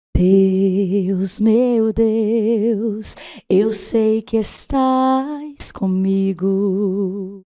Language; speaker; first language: Portuguese; native; Portuguese